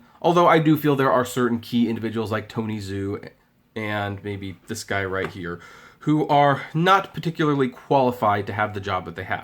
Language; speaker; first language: English; native; English